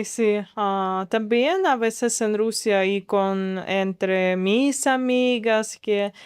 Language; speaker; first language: Spanish; non-native, learner; Russian